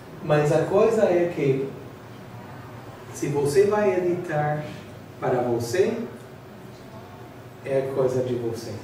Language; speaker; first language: Portuguese; non-native, learner; English